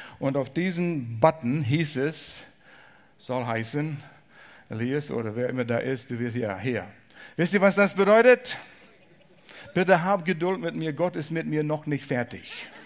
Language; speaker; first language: German; non-native, fluent; English